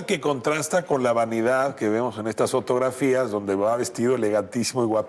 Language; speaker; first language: Spanish; native; Spanish